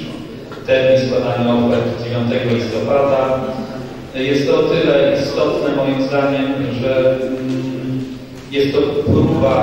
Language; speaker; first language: Polish; native; Polish